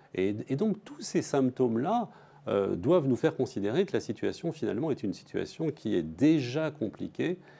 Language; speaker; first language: French; native; French